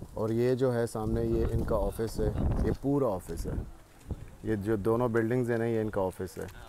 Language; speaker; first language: Urdu; non-native, local second language; Punjabi